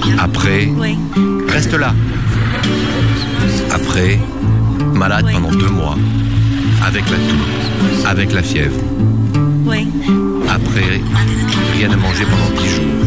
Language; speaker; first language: French; non-native, learner; Arabic